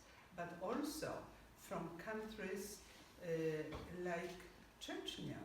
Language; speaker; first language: English; non-native, fluent; Polish